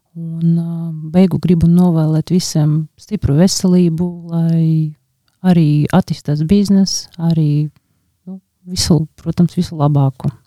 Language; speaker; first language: Latvian; non-native, local second language; Russian